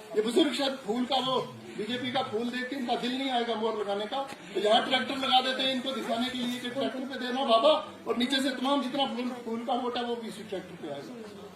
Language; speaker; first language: Urdu; non-native, local second language; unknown